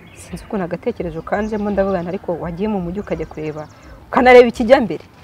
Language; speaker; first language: Kinyarwanda; early bilingual, other home language; Rundi